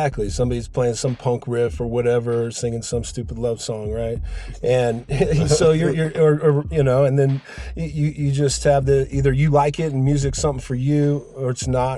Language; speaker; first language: English; native; English